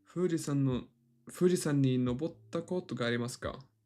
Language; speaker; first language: Japanese; non-native, learner; Swedish